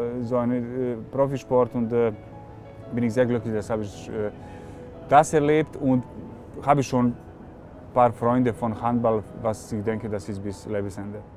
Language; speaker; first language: German; non-native, fluent; Serbian